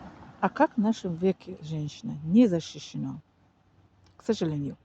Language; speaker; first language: Russian; non-native, learner; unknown